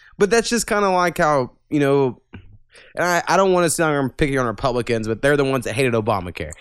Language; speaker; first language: English; native; English